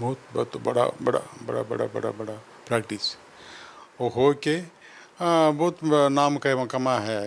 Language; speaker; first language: Hindi; non-native, local second language; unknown